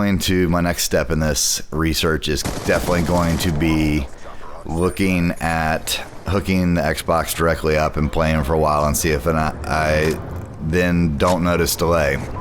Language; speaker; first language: English; native; English